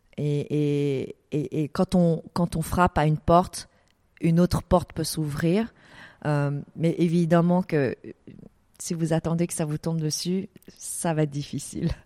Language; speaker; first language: French; early bilingual, other home language; Vietnamese